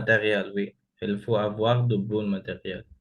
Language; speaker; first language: French; non-native, learner; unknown